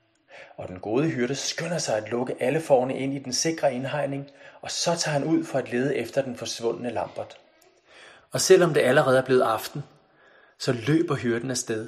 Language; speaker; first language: Danish; native; Danish